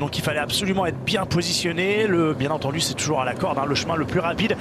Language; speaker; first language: French; native; French